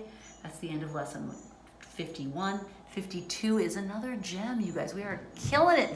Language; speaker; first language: English; native; English